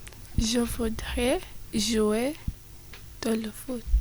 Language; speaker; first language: French; non-native, learner; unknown